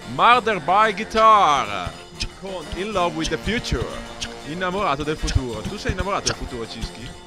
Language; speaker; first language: Italian; native; Italian